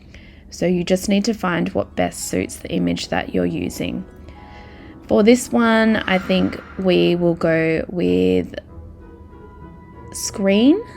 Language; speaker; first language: English; native; English